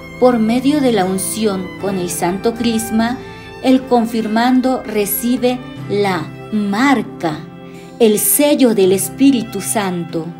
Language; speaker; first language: Spanish; native; Spanish